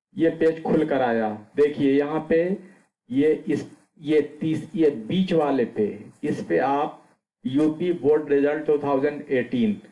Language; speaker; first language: Hindi; native; Hindi